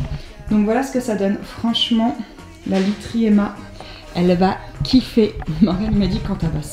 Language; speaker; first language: French; native; French